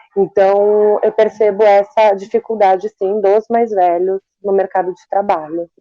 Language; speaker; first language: Portuguese; native; Portuguese